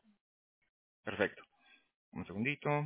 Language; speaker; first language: Spanish; native; Spanish